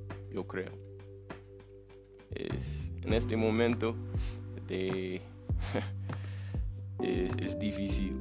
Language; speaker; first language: Spanish; non-native, learner; English